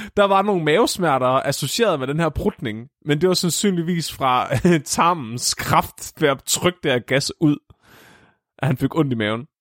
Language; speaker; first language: Danish; native; Danish